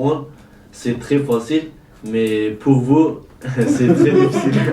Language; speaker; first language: French; non-native, learner; Kurdish